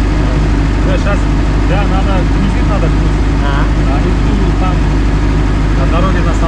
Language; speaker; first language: Russian; non-native, local second language; Uzbek